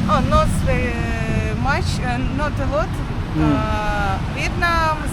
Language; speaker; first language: English; non-native, learner; Russian